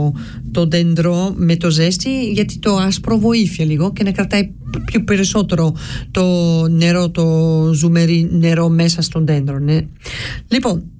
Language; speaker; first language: Greek; early bilingual, heritage; Greek